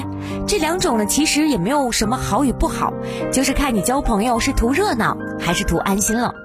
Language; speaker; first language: Chinese; native; Chinese